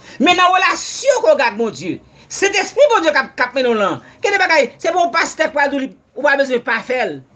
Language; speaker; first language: Haitian Creole; native; Haitian Creole